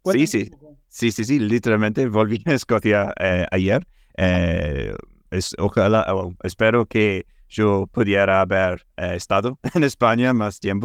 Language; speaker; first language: Spanish; non-native, fluent; English